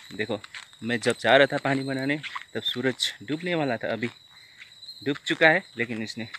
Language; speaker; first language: Hindi; non-native, local second language; Nepali